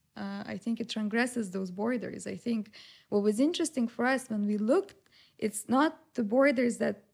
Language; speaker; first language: English; non-native, fluent; Lithuanian